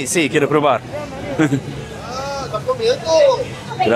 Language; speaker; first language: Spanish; non-native, learner; Polish